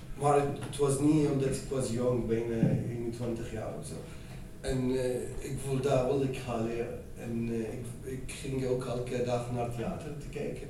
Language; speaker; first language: Dutch; non-native, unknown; Arabic